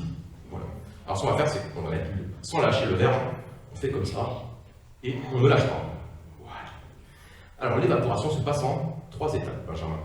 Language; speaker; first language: French; native; French